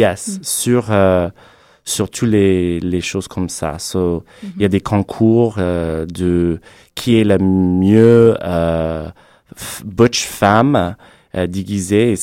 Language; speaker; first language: French; non-native, fluent; English